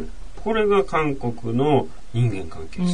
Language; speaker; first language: Japanese; native; Japanese